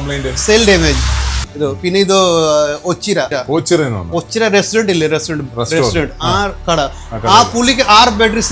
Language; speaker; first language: Malayalam; non-native, learner; Hindi